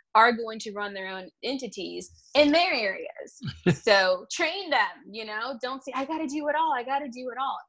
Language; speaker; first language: English; native; English